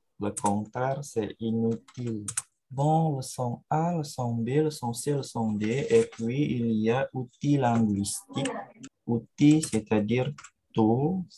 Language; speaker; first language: French; non-native, fluent; Indonesian